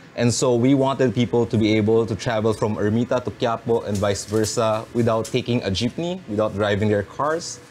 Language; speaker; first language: English; non-native, local second language; Filipino